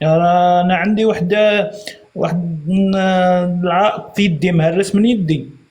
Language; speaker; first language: Arabic; native; Arabic